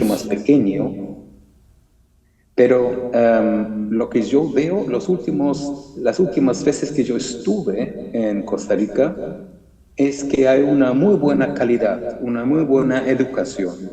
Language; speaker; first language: Spanish; early bilingual, heritage; German